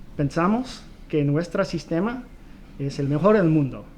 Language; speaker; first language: Spanish; non-native, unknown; English